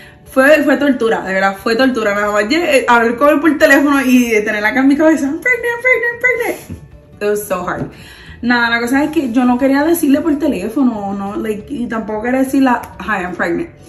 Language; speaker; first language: Spanish; early bilingual, heritage; Spanish